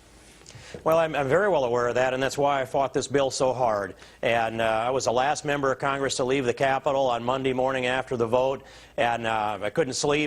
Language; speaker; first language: English; native; English